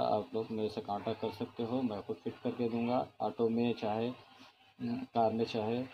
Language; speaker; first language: Hindi; non-native, local second language; Urdu